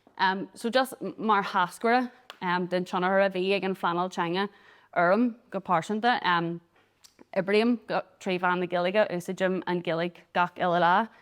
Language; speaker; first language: Irish; native; Irish